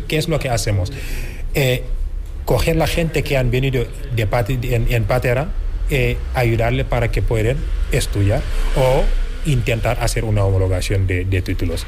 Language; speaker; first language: Spanish; non-native, fluent; Wolof